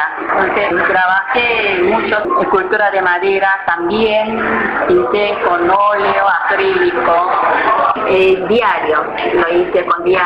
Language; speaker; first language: Spanish; non-native, learner; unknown